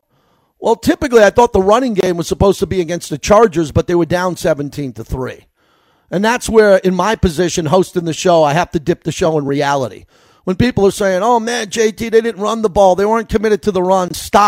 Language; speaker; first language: English; native; English